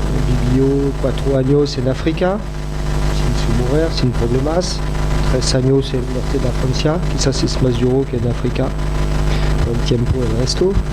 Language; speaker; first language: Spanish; non-native, fluent; French